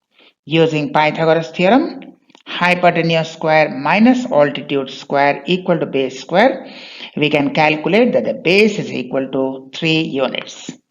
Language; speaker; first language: English; non-native, local second language; Bangla